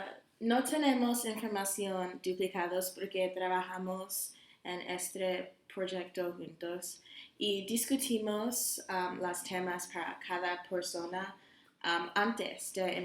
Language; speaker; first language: Spanish; non-native, learner; English